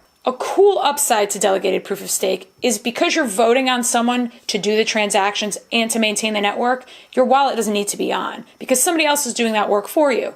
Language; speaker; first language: English; native; English